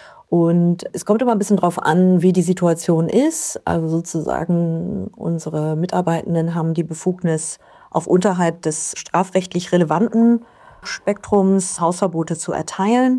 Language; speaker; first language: German; native; German